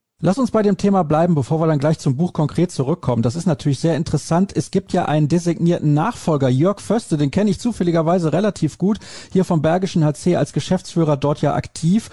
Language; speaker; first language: German; native; German